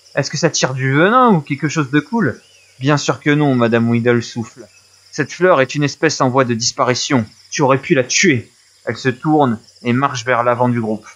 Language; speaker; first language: French; native; French